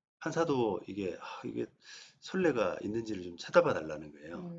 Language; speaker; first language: Korean; native; Korean